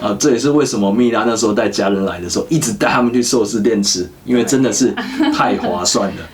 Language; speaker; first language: Chinese; native; Chinese